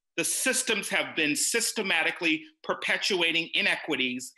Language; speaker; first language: English; native; English